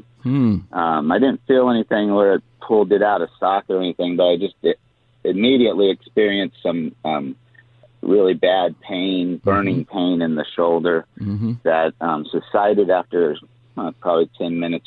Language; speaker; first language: English; native; English